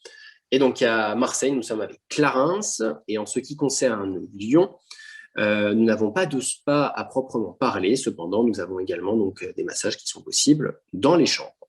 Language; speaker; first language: French; native; French